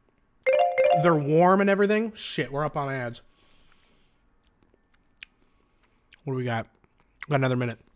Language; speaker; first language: English; native; English